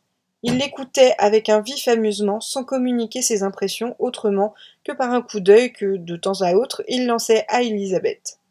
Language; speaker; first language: French; native; French